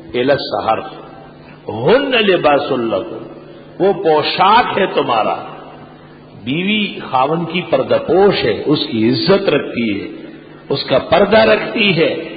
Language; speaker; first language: Urdu; non-native, local second language; Pashto